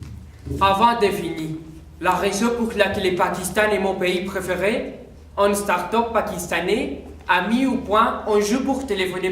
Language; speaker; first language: French; non-native, learner; Spanish